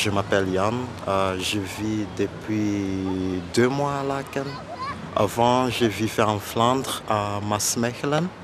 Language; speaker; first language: French; non-native, local second language; Dutch